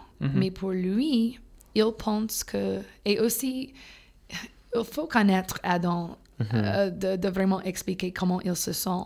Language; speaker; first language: French; non-native, fluent; English